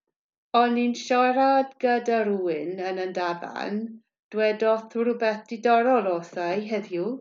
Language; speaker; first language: Welsh; non-native, learner; English